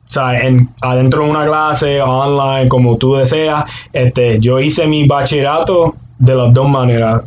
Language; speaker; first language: Spanish; native; Spanish